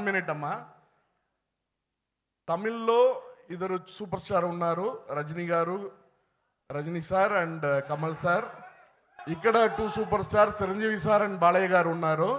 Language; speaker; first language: Telugu; non-native, learner; Tamil